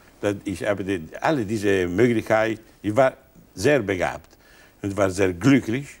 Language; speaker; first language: German; non-native, learner; Italian